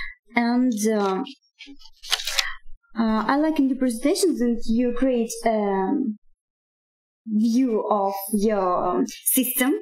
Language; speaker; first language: English; non-native, learner; Russian